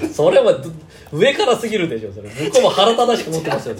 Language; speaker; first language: Japanese; native; Japanese